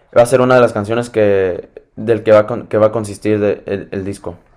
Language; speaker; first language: Spanish; early bilingual, heritage; Spanish